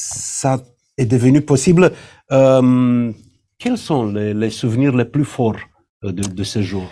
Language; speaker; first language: French; non-native, fluent; Romanian